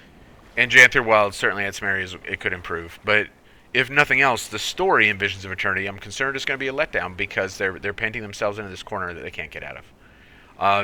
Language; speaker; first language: English; native; English